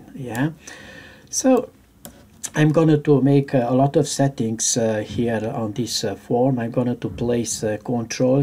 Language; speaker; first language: English; non-native, fluent; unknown